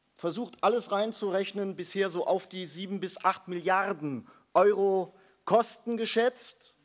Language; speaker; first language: German; native; German